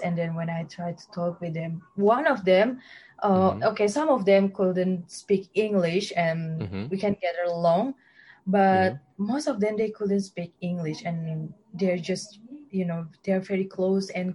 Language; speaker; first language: English; non-native, learner; Indonesian